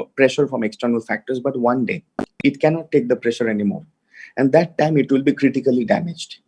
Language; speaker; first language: English; non-native, local second language; Hindi